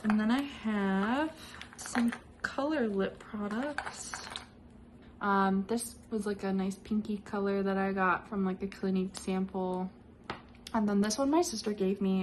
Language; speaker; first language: English; native; English